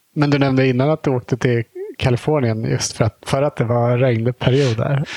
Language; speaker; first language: Swedish; native; Swedish